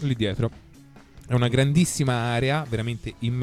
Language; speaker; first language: Italian; native; Italian